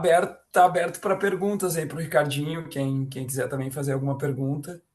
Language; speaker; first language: Portuguese; native; Portuguese